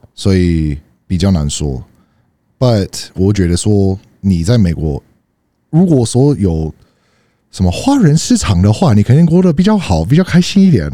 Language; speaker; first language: Chinese; non-native, fluent; English